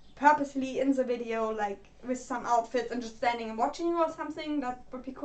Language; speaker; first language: English; non-native, fluent; German